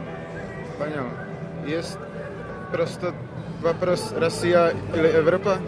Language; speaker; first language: Russian; non-native, learner; Czech